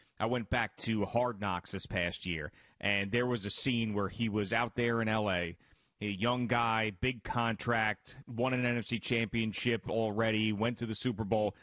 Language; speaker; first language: English; native; English